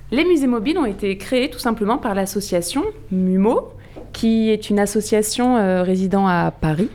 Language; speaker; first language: French; native; French